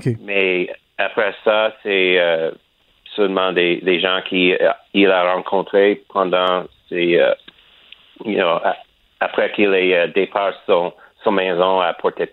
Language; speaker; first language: French; non-native, learner; English